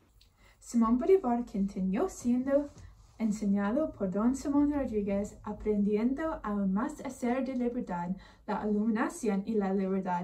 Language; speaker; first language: Spanish; non-native, learner; English